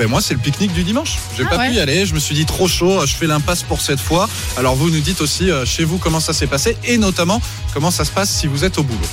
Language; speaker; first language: French; native; French